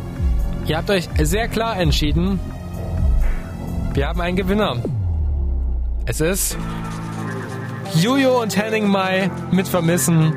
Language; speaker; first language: German; native; German